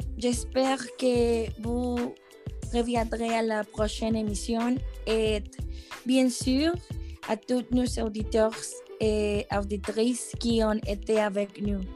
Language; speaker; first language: French; non-native, learner; Spanish